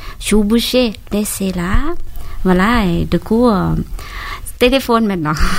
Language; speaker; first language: French; non-native, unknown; Thai